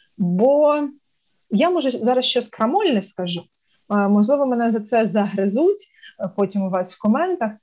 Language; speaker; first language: Ukrainian; non-native, local second language; Russian